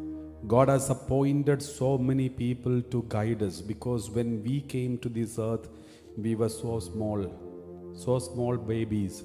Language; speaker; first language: English; non-native, local second language; Malayalam